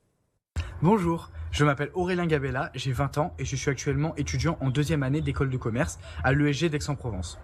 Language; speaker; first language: French; native; French